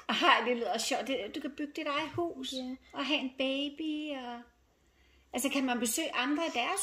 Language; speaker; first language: Danish; native; Danish